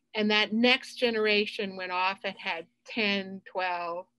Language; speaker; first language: English; native; English